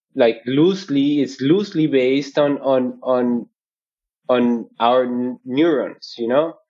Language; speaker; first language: English; non-native, fluent; Spanish